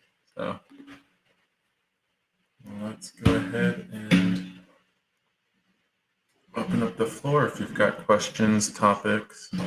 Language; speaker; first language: English; native; English